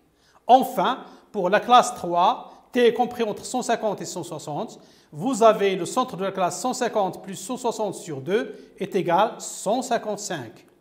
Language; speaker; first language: French; non-native, local second language; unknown